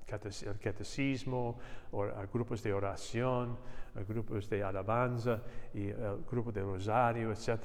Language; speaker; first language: Spanish; non-native, learner; English